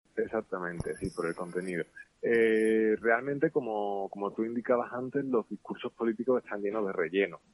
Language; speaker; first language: Spanish; native; Spanish